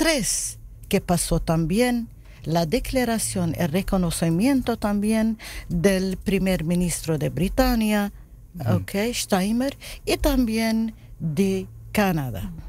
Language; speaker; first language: Spanish; non-native, learner; Arabic